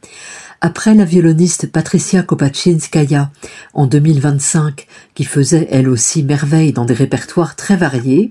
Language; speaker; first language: French; native; French